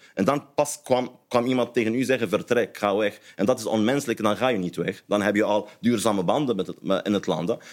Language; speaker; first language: Dutch; non-native, fluent; Arabic